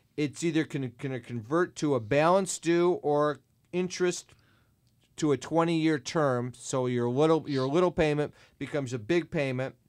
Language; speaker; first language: English; native; English